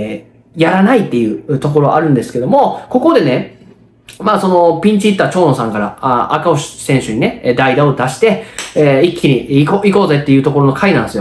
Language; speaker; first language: Japanese; native; Japanese